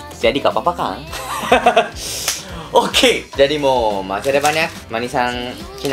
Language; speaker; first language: Indonesian; non-native, learner; Japanese